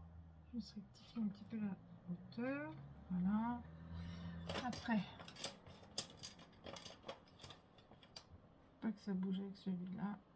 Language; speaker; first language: French; native; French